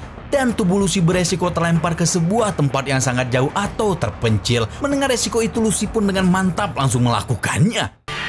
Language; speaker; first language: Indonesian; native; Indonesian